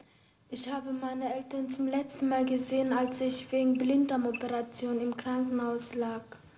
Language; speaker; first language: German; non-native, fluent; Korean